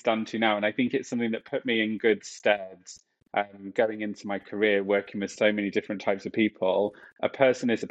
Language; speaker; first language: English; native; English